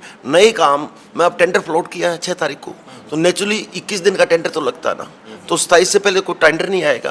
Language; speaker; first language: Hindi; native; Hindi